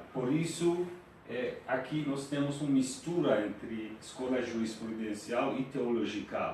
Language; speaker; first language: Portuguese; non-native, fluent; Persian